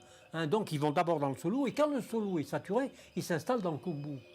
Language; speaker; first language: French; native; French